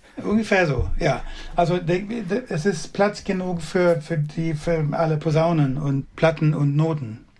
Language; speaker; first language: German; non-native, fluent; Swedish